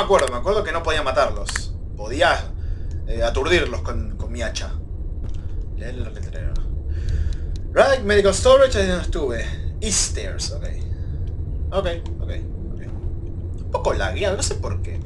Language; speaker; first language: Spanish; native; Spanish